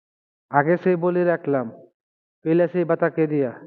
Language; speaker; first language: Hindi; non-native, learner; Bangla